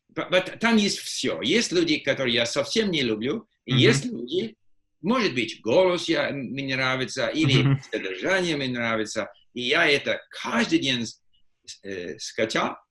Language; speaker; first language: Russian; non-native, fluent; English